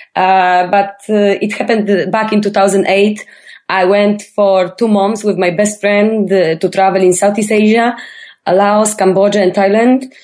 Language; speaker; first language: English; non-native, fluent; Polish